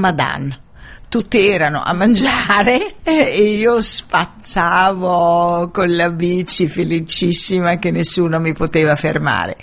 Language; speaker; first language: Italian; non-native, fluent; Arabic